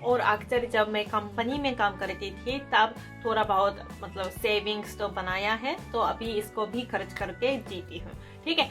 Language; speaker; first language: Hindi; non-native, fluent; Japanese